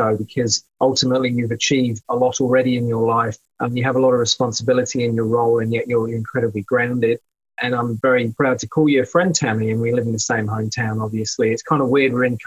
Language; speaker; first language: English; native; English